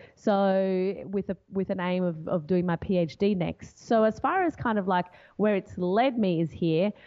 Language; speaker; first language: English; non-native, fluent; Portuguese